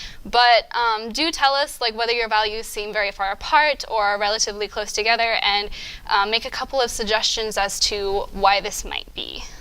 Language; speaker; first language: English; native; English